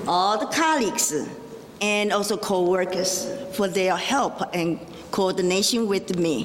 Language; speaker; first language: English; non-native, fluent; Chinese